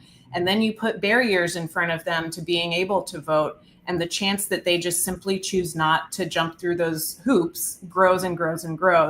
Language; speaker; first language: English; native; English